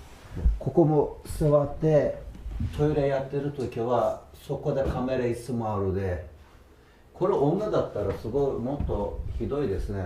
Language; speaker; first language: Japanese; non-native, learner; Turkish